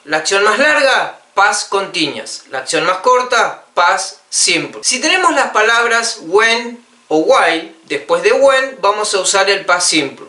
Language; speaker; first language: Spanish; native; Spanish